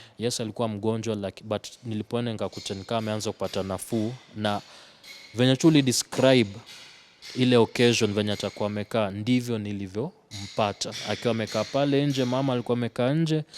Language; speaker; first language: Swahili; native; Swahili